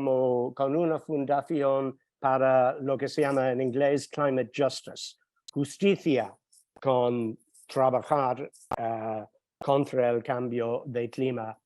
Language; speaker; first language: Spanish; non-native, fluent; English